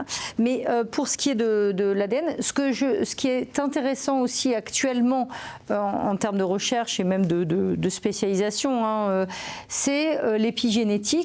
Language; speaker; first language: French; native; French